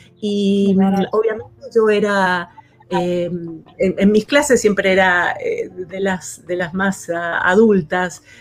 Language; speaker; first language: Spanish; native; Spanish